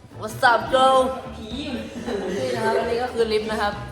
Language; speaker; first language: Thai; native; Thai